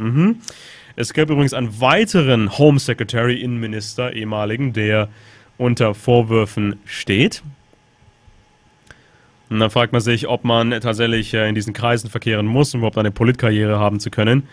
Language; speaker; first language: German; native; German